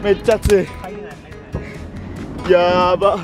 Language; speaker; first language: Japanese; non-native, fluent; Indonesian